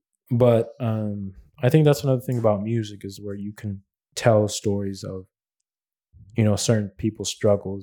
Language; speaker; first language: English; native; English